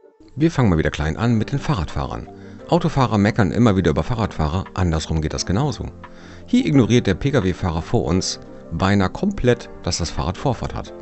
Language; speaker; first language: German; native; German